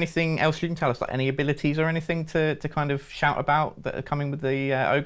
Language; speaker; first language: English; native; English